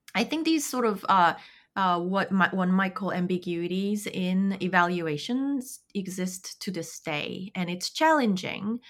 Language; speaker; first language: English; non-native, fluent; Korean